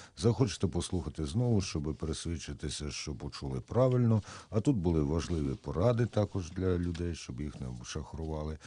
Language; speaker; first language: Ukrainian; native; Ukrainian